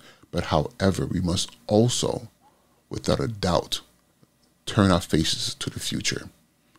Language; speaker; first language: English; native; English